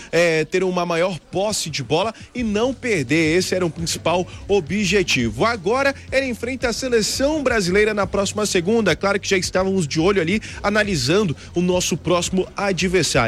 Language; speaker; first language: Portuguese; native; Portuguese